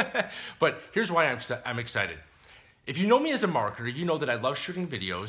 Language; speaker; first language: English; native; English